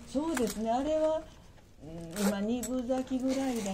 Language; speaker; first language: Japanese; native; Japanese